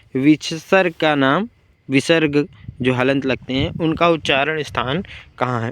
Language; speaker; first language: Hindi; native; Hindi